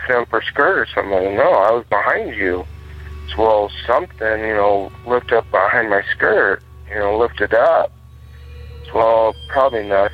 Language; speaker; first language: English; native; English